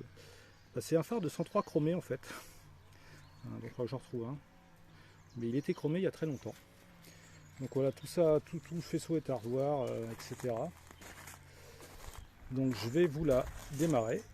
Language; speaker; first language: French; native; French